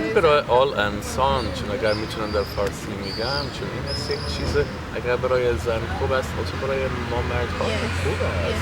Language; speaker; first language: Persian; non-native, learner; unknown